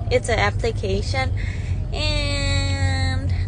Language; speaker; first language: English; non-native, fluent; Thai